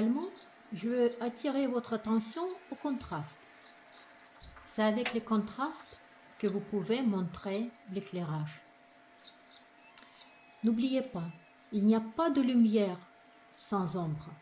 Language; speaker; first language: French; non-native, fluent; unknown